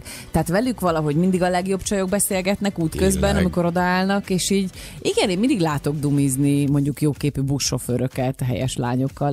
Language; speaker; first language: Hungarian; native; Hungarian